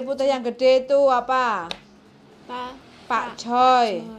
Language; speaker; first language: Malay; non-native, local second language; Javanese